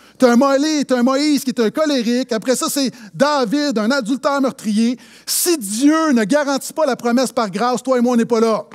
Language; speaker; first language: French; native; French